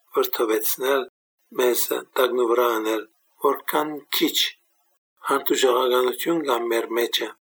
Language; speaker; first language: Armenian; native; Armenian